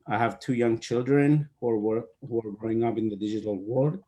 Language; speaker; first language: English; non-native, fluent; Persian